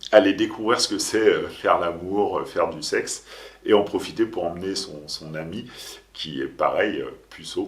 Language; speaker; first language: French; native; French